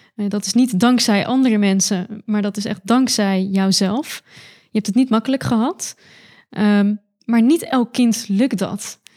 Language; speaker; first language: Dutch; native; Dutch